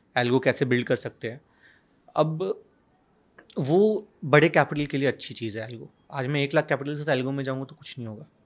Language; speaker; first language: Hindi; native; Hindi